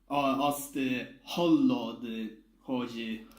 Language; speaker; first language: Hungarian; non-native, learner; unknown